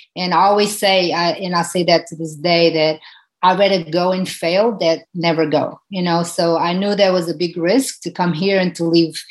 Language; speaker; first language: English; non-native, fluent; Portuguese